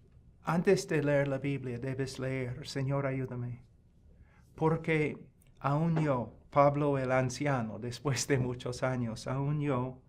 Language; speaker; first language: Spanish; non-native, fluent; English